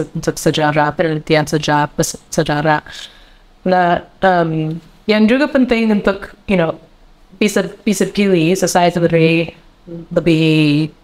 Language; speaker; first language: Indonesian; non-native, learner; English